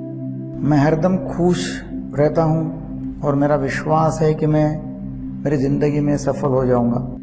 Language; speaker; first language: Hindi; non-native, local second language; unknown